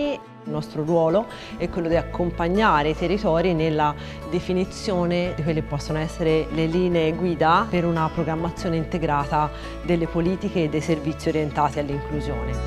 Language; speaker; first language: Italian; native; Italian